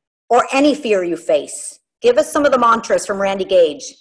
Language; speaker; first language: English; native; English